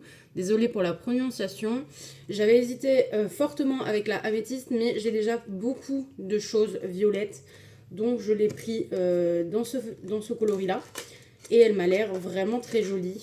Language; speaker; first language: French; native; French